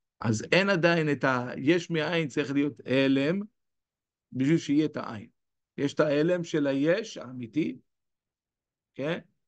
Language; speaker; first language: Hebrew; native; Hebrew